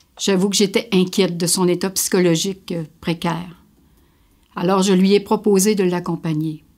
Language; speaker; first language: French; native; French